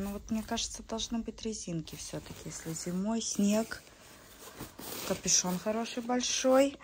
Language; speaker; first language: Russian; native; Russian